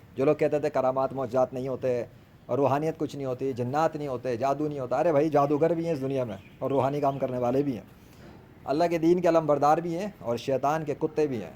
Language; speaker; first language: Urdu; native; Urdu